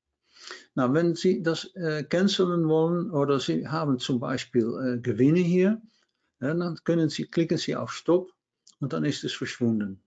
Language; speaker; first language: German; non-native, learner; Dutch